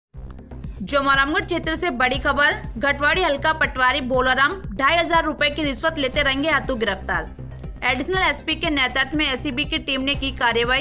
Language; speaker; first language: Hindi; native; Hindi